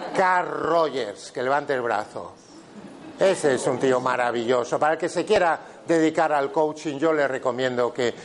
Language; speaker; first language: Spanish; native; Spanish